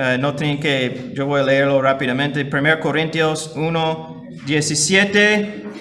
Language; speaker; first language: Spanish; non-native, fluent; English